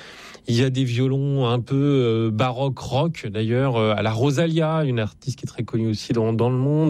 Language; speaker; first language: French; native; French